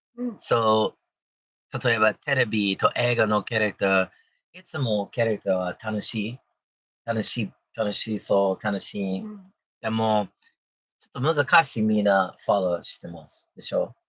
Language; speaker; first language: Japanese; non-native, learner; English